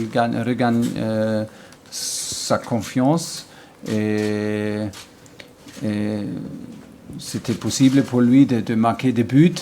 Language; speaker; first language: French; non-native, learner; German